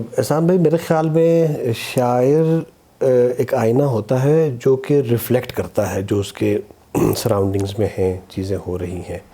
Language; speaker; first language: Urdu; non-native, local second language; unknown